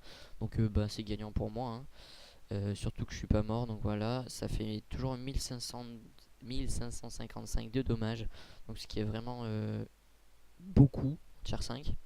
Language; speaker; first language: French; native; French